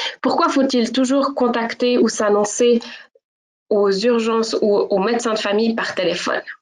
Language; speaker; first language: French; native; French